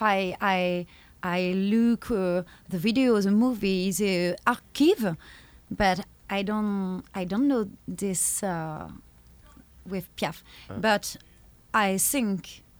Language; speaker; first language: English; non-native, learner; French